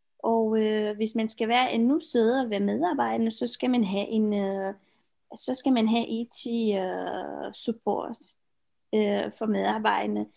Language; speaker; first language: Danish; non-native, fluent; Romanian